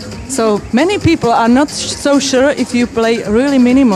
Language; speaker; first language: English; non-native, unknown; Czech